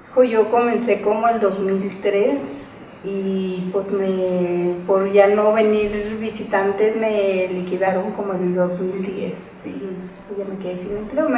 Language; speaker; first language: Spanish; native; Spanish